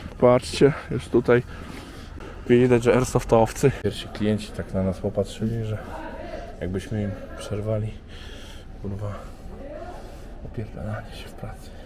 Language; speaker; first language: Polish; native; Polish